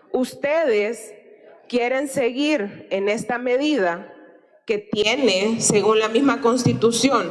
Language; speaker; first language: Spanish; native; Spanish